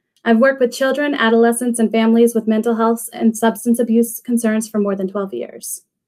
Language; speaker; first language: English; native; English